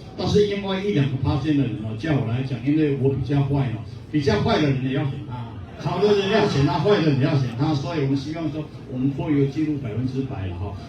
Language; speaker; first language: Chinese; non-native, local second language; Min Nan Chinese